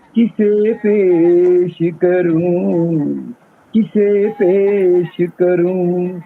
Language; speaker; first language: Hindi; non-native, local second language; Marathi